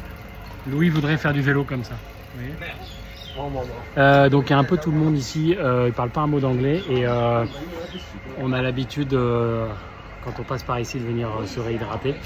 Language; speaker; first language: French; native; French